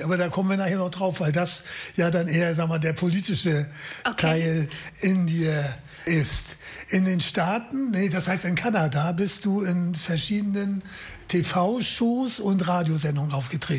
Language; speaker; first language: German; native; German